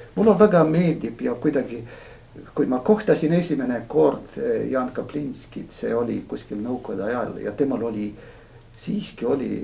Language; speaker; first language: Estonian; non-native, fluent; Latvian